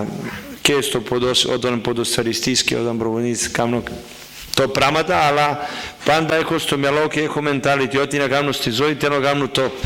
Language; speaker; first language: Greek; non-native, fluent; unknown